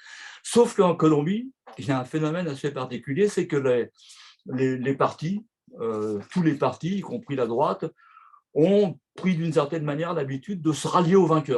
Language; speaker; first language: French; native; French